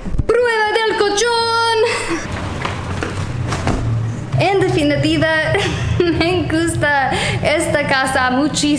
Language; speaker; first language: Spanish; non-native, learner; English